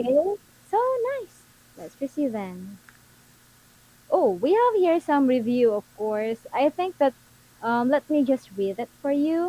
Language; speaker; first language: English; non-native, local second language; Filipino